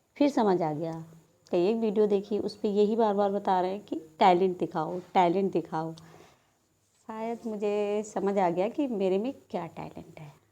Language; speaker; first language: Hindi; non-native, local second language; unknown